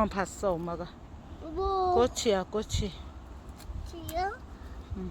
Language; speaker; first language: Korean; non-native, fluent; Thai